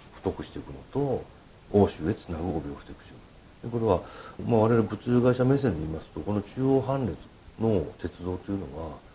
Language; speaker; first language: Japanese; native; Japanese